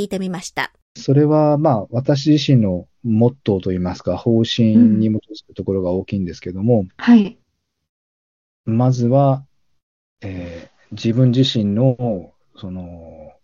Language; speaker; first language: Japanese; native; Japanese